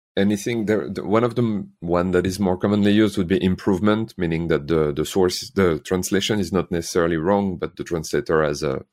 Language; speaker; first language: English; non-native, fluent; French